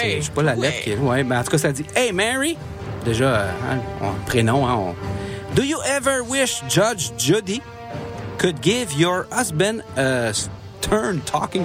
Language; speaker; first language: French; native; French